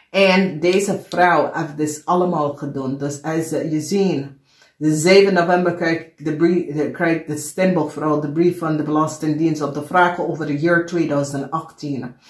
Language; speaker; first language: Dutch; non-native, fluent; English